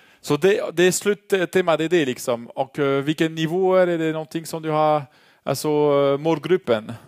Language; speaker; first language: Swedish; non-native, fluent; French